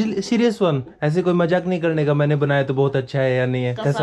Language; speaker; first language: Hindi; native; Hindi